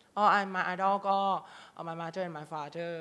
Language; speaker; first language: English; non-native, learner; Thai